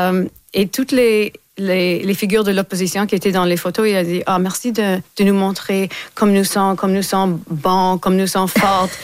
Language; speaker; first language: French; non-native, local second language; English